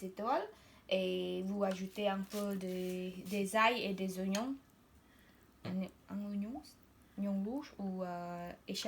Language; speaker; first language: French; non-native, learner; Khmer